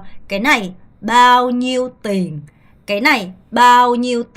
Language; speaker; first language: Vietnamese; non-native, fluent; Korean